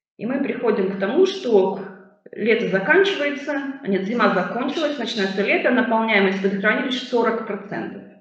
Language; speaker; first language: Russian; native; Russian